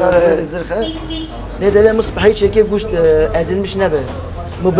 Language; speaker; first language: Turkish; non-native, local second language; Kurdish